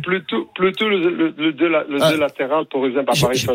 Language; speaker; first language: French; non-native, fluent; Portuguese